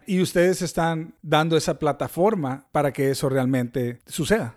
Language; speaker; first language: Spanish; native; Spanish